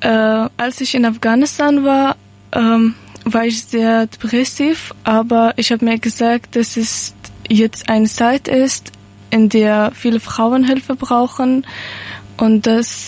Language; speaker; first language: German; non-native, learner; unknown